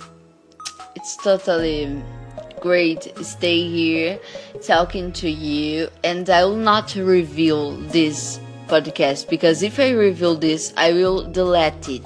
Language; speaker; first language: English; non-native, learner; Portuguese